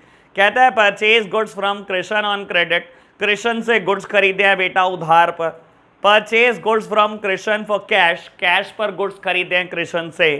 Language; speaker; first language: Hindi; native; Hindi